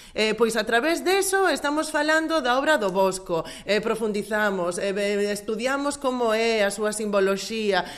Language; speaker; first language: Galician; non-native, local second language; Spanish